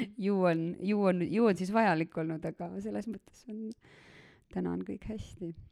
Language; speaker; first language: Estonian; native; Estonian